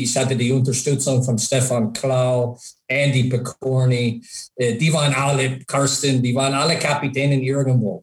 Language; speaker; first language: German; non-native, fluent; English